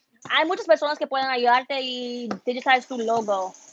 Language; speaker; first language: Spanish; early bilingual, heritage; Spanish